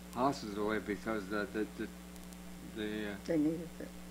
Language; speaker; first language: English; native; English